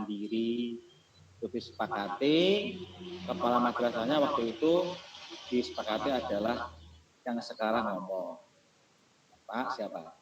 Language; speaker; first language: Indonesian; non-native, local second language; Javanese